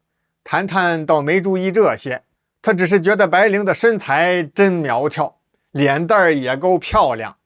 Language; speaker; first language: Chinese; native; Chinese